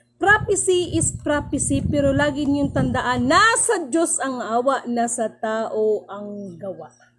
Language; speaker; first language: Filipino; non-native, local second language; Cebuano